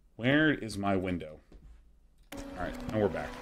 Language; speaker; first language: English; native; English